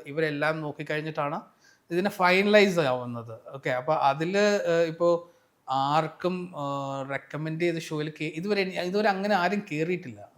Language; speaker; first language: Malayalam; native; Malayalam